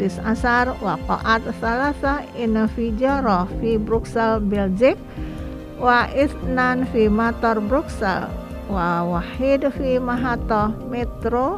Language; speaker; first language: Arabic; non-native, fluent; Indonesian